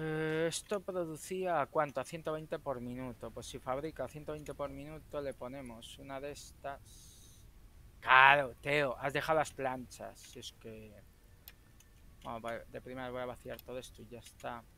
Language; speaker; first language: Spanish; native; Spanish